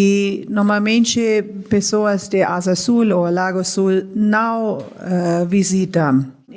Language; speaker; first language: Portuguese; non-native, learner; German